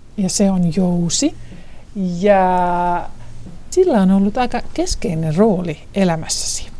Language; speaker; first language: Finnish; native; Finnish